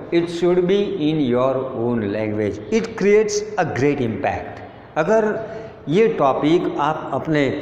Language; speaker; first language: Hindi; non-native, local second language; Gujarati